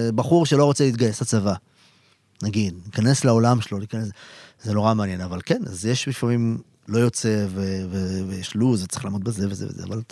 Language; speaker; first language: Hebrew; native; Hebrew